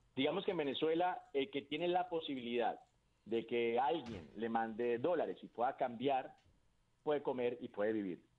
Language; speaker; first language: Spanish; native; Spanish